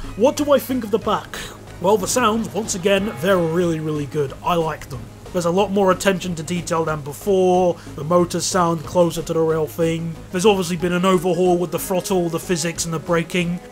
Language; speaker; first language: English; native; English